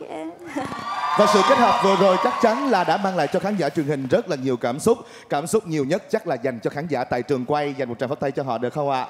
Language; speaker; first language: Vietnamese; native; Vietnamese